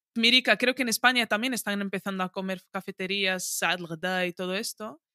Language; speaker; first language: Spanish; early bilingual, other home language; Arabic